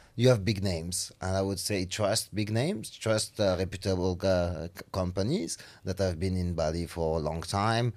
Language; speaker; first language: English; non-native, fluent; French